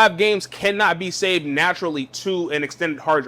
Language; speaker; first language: English; native; English